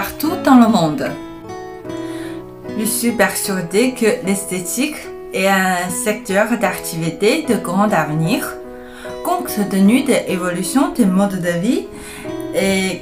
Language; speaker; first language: French; non-native, fluent; Chinese